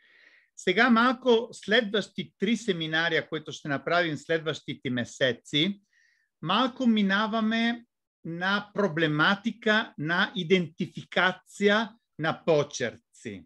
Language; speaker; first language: Bulgarian; non-native, fluent; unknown